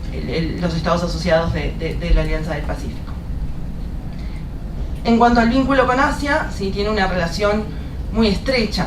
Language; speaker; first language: Spanish; native; Spanish